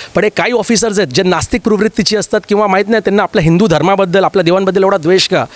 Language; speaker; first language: Marathi; native; Marathi